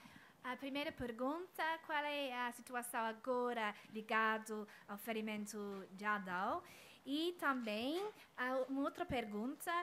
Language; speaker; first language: Portuguese; non-native, fluent; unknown